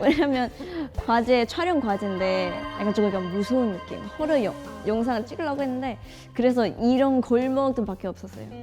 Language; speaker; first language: Korean; non-native, fluent; Malay